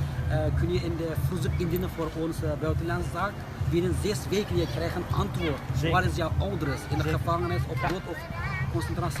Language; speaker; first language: Dutch; non-native, learner; Uyghur